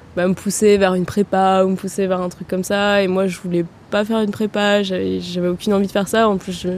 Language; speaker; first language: French; early bilingual, heritage; German